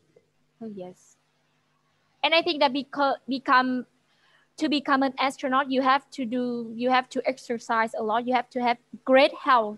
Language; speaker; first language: English; non-native, fluent; Vietnamese